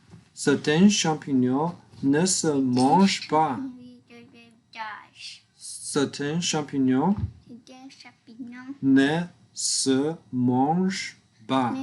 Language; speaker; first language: French; non-native, learner; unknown